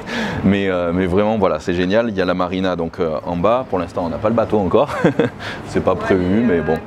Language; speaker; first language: French; native; French